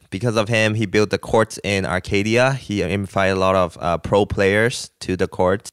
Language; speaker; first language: English; non-native, local second language; Cantonese